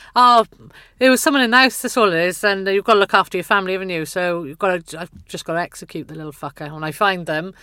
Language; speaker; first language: English; native; English